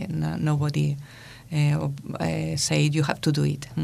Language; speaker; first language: English; non-native, learner; Spanish